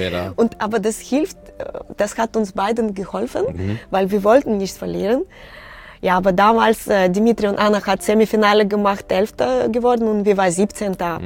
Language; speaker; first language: German; non-native, learner; Russian